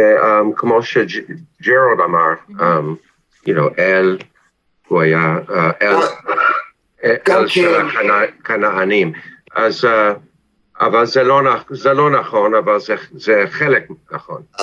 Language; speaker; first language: Hebrew; non-native, fluent; English